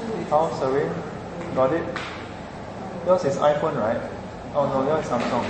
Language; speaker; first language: English; non-native, local second language; Chinese